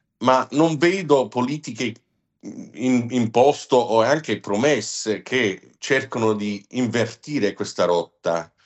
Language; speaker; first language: Italian; non-native, fluent; English